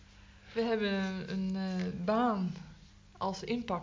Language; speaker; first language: Dutch; native; Dutch